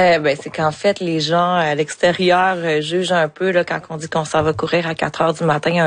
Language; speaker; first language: French; native; French